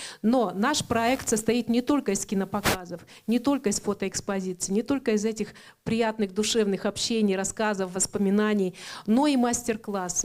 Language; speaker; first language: Russian; native; Russian